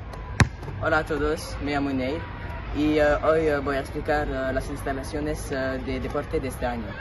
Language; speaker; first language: Spanish; non-native, learner; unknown